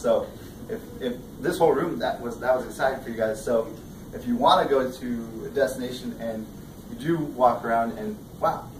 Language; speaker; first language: English; native; English